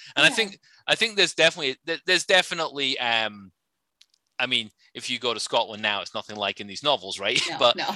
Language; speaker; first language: English; native; English